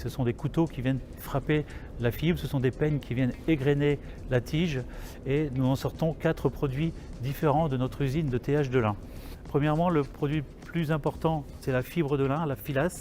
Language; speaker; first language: French; native; French